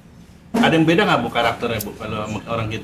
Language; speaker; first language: Indonesian; native; Indonesian